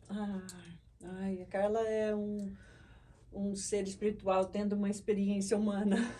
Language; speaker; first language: Portuguese; native; Portuguese